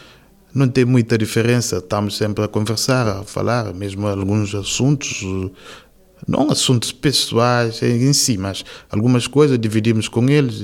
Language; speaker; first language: Portuguese; non-native, local second language; Kabuverdianu